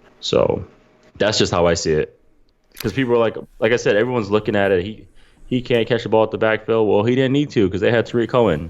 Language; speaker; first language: English; native; English